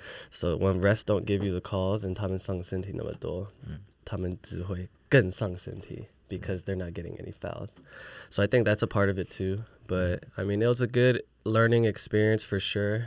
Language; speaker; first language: English; early bilingual, other home language; Chinese